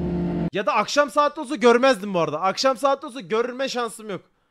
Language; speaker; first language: Turkish; native; Turkish